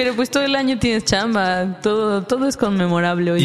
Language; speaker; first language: Spanish; native; Spanish